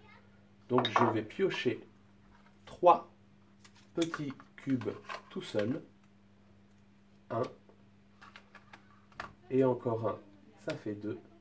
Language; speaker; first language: French; native; French